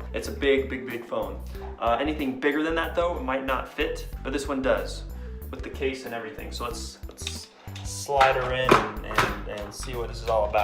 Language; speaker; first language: English; native; English